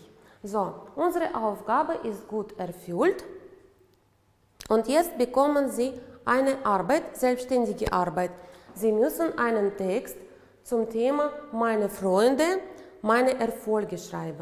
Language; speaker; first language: German; non-native, fluent; Uzbek